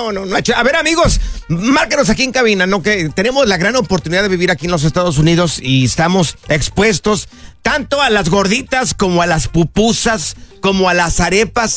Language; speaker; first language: Spanish; native; Spanish